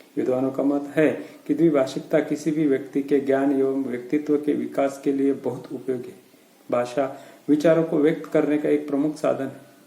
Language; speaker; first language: Hindi; non-native, local second language; Marathi